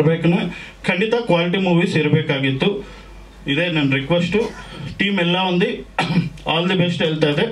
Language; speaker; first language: Kannada; non-native, local second language; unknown